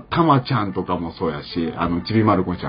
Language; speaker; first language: Japanese; native; Japanese